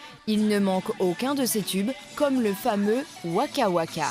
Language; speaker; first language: French; native; French